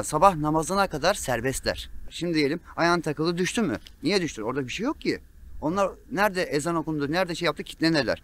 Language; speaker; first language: Turkish; native; Turkish